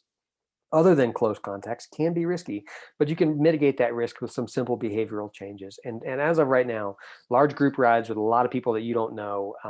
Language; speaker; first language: English; native; English